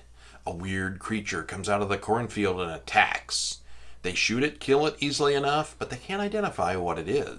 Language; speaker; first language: English; native; English